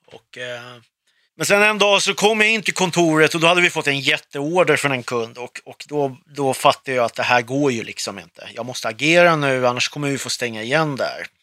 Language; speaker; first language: Swedish; early bilingual, other home language; Arabic